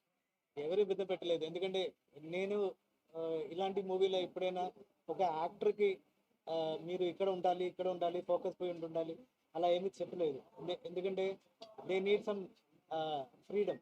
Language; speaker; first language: Telugu; non-native, fluent; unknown